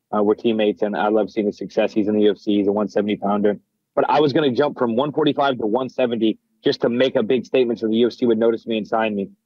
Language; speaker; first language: English; native; English